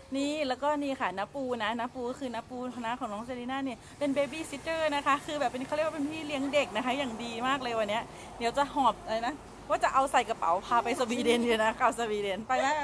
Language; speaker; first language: Thai; native; Thai